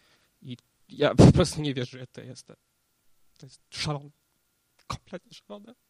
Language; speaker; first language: Polish; early bilingual, heritage; Polish